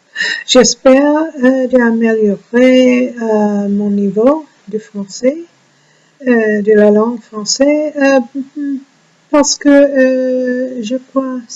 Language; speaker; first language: French; non-native, learner; English